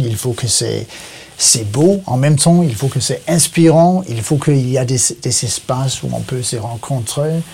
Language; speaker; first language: French; non-native, learner; Danish